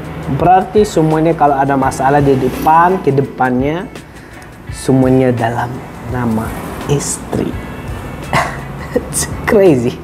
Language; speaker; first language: Indonesian; non-native, fluent; Arabic